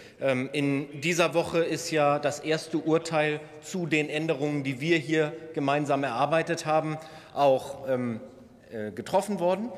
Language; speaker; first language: German; native; German